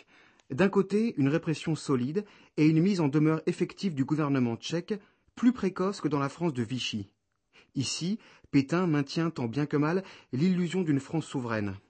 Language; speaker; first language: French; native; French